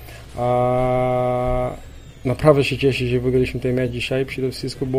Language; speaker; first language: Polish; non-native, learner; Portuguese